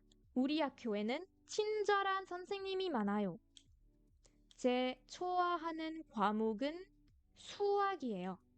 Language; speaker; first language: Korean; non-native, fluent; French